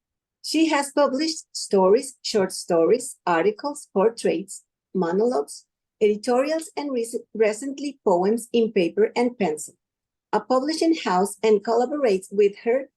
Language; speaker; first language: English; non-native, learner; Spanish